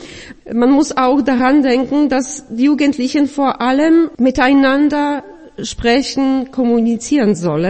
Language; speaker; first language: German; non-native, fluent; Polish